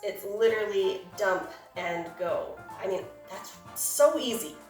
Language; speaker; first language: English; native; English